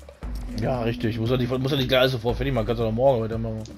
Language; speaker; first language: German; native; German